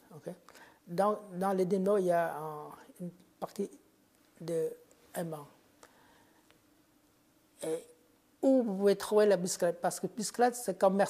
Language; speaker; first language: French; non-native, fluent; Khmer